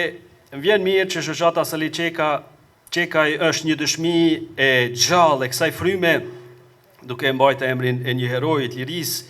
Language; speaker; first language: Albanian; native; Albanian